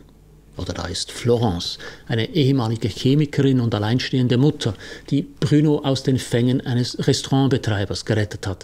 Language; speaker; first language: German; native; German